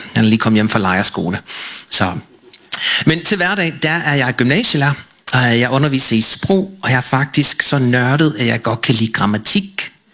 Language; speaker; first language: Danish; non-native, fluent; English